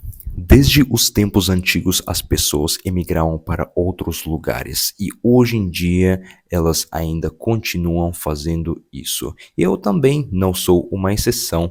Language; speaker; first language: Portuguese; non-native, fluent; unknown